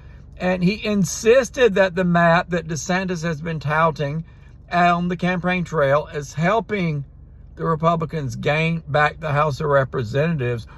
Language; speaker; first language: English; native; English